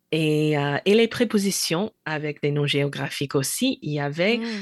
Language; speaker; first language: French; non-native, fluent; English